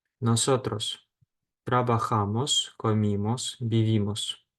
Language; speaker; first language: Spanish; non-native, fluent; Ukrainian